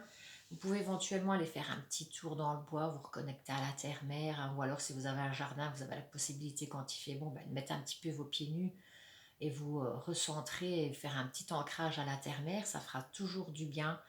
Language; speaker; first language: French; native; French